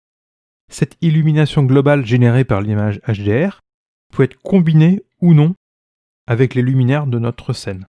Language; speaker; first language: French; native; French